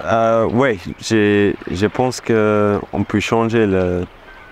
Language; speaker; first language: French; non-native, fluent; English